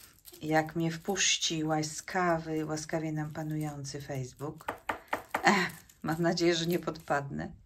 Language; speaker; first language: Polish; native; Polish